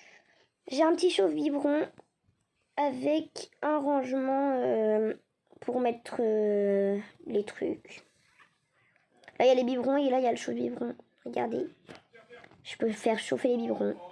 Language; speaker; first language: French; native; French